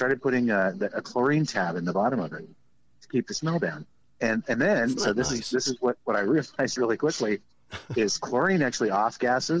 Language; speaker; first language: English; native; English